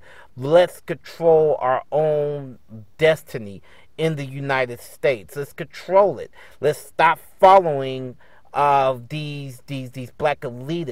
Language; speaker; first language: English; native; English